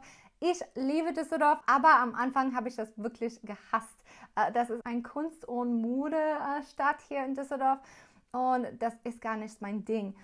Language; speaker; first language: German; non-native, learner; English